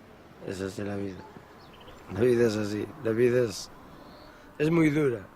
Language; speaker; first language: Spanish; non-native, local second language; Galician